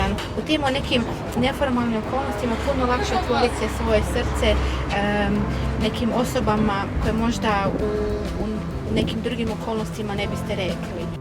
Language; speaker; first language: Croatian; native; Croatian